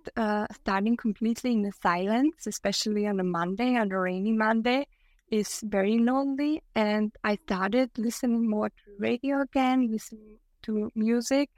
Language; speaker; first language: English; non-native, fluent; German